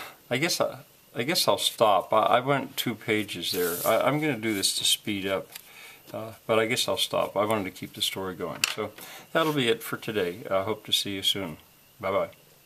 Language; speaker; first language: English; native; English